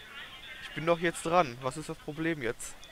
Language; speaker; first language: German; native; German